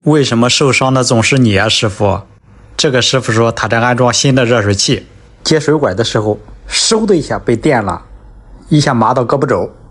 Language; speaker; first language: Chinese; native; Chinese